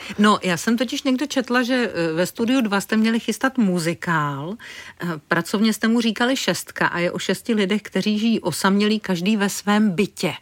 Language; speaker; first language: Czech; native; Czech